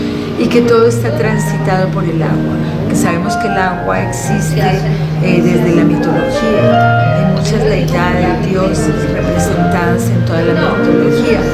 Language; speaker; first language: Spanish; native; Spanish